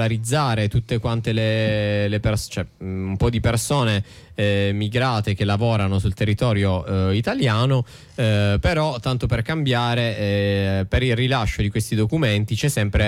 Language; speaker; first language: Italian; native; Italian